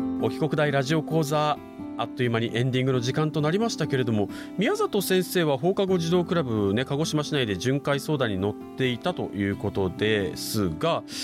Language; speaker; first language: Japanese; native; Japanese